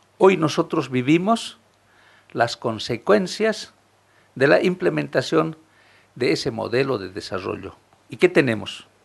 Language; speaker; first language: Spanish; non-native, local second language; Aymara